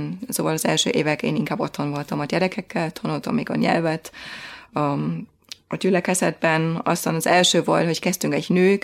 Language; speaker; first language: Hungarian; non-native, fluent; German